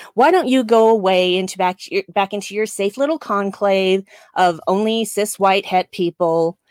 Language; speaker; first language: English; native; English